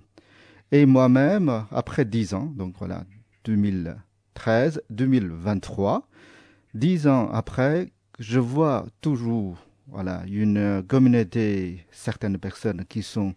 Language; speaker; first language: French; non-native, fluent; Chinese